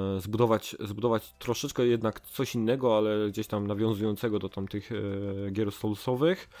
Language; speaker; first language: Polish; native; Polish